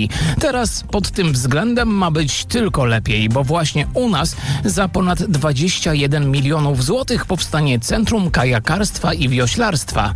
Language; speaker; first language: Polish; native; Polish